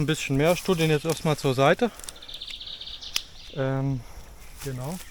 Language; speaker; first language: German; native; German